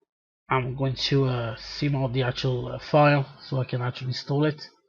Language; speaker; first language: English; non-native, fluent; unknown